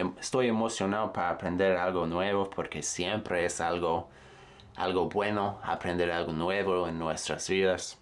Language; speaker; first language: Spanish; non-native, fluent; English